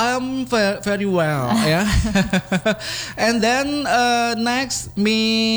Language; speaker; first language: English; non-native, learner; Indonesian